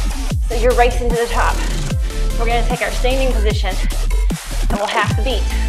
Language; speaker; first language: English; native; English